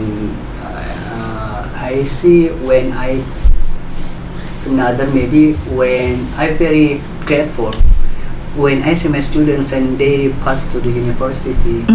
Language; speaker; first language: English; non-native, learner; Indonesian